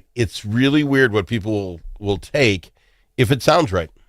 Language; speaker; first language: English; native; English